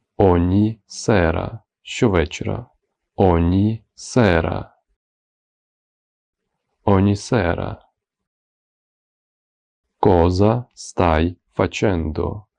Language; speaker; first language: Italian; non-native, fluent; Ukrainian